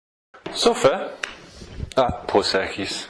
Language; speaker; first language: Greek; non-native, fluent; English